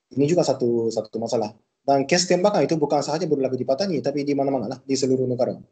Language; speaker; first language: Malay; non-native, fluent; Japanese